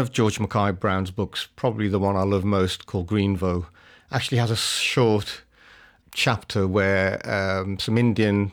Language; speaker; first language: English; native; English